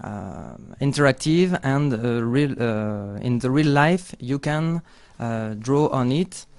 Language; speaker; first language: English; non-native, learner; French